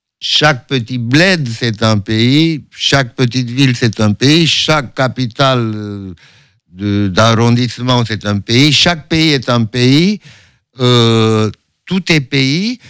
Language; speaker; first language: French; non-native, fluent; Romanian